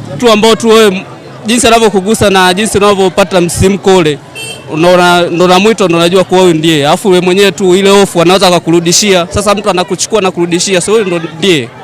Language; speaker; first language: Swahili; native; Swahili